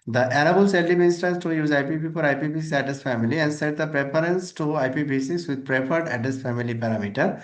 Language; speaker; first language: English; non-native, local second language; Bangla